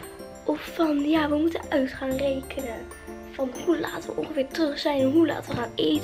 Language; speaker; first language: Dutch; native; Dutch